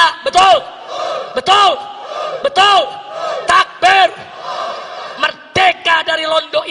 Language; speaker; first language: Indonesian; native; Indonesian